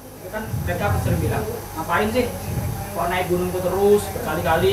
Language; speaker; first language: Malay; non-native, local second language; Javanese